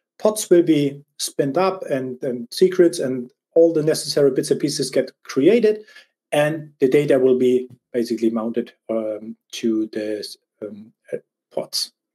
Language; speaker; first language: English; non-native, fluent; German